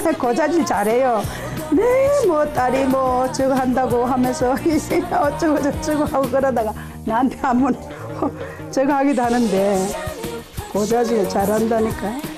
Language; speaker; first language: Korean; native; Korean